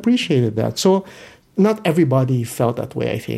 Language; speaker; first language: English; non-native, local second language; Filipino